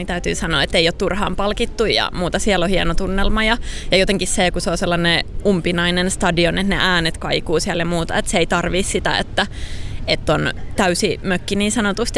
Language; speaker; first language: Finnish; native; Finnish